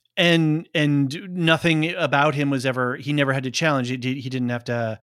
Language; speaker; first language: English; native; English